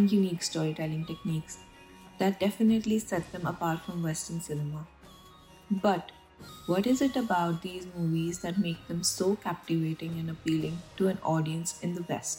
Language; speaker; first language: English; non-native, local second language; Hindi